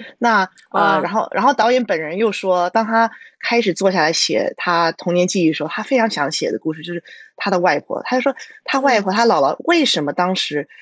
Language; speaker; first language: Chinese; native; Chinese